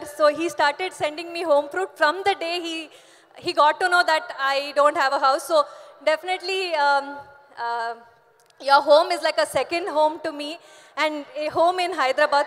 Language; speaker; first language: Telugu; non-native, learner; Kannada